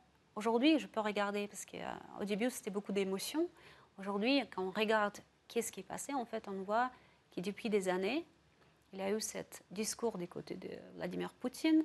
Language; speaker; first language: French; non-native, fluent; Russian